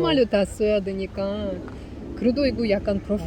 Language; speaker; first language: Korean; non-native, learner; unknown